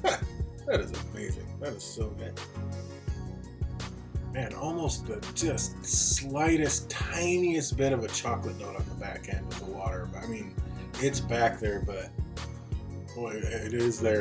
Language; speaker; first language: English; native; English